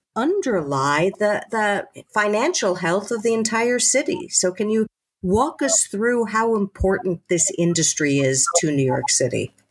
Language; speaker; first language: English; native; English